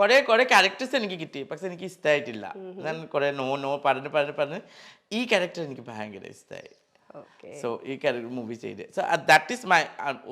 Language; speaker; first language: Malayalam; non-native, fluent; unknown